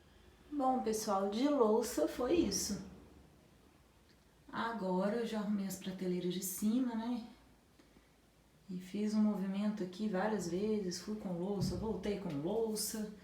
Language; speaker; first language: Portuguese; native; Portuguese